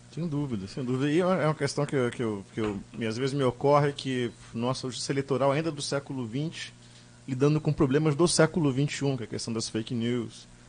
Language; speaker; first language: Portuguese; native; Portuguese